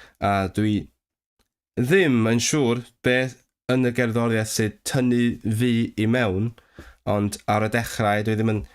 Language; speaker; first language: Welsh; non-native, fluent; Cantonese